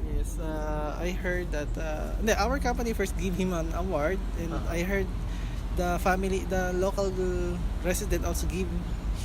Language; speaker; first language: English; non-native, learner; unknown